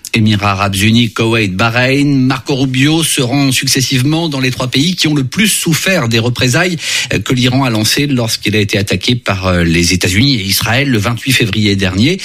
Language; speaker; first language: French; native; French